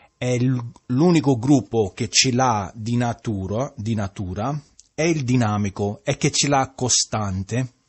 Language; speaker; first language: Italian; non-native, fluent; English